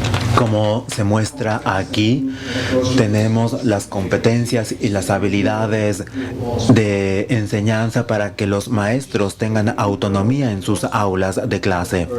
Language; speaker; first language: Spanish; non-native, fluent; Finnish